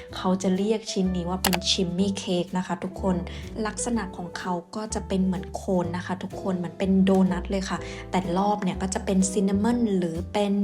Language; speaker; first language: Thai; early bilingual, other home language; English